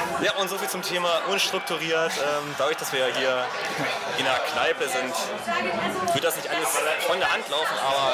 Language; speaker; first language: German; native; German